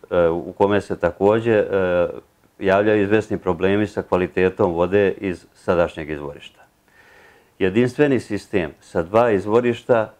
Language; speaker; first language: Serbian; native; Serbian